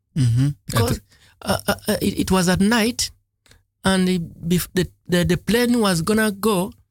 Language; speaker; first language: English; non-native, local second language; Ganda